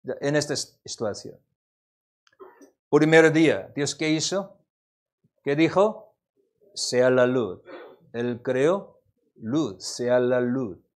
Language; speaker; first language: Spanish; non-native, learner; Korean